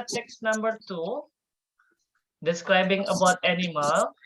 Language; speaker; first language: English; non-native, fluent; Indonesian